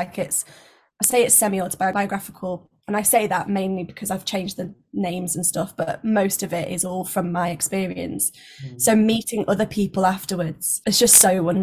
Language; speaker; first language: English; native; English